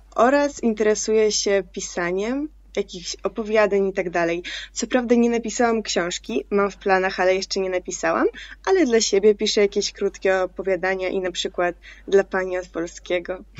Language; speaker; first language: Polish; early bilingual, other home language; Russian